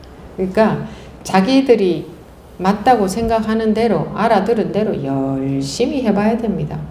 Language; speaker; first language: Korean; native; Korean